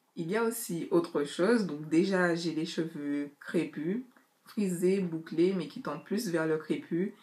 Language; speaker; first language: French; native; French